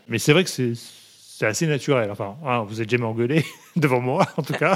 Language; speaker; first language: French; native; French